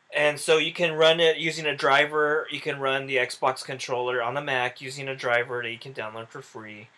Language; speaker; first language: English; native; English